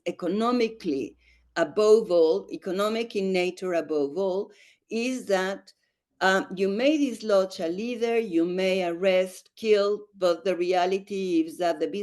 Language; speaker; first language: English; non-native, fluent; Spanish